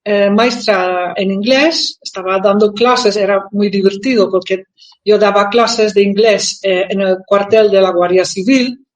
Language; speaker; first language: Spanish; non-native, fluent; Dutch